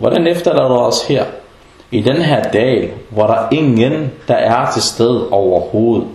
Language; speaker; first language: Danish; non-native, fluent; Arabic